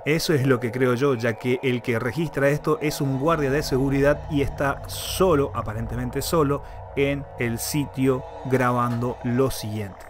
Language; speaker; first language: Spanish; native; Spanish